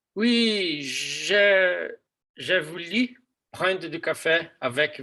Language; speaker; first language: French; non-native, learner; Portuguese